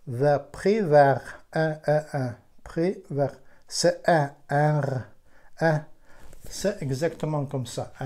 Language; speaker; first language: French; non-native, fluent; Ukrainian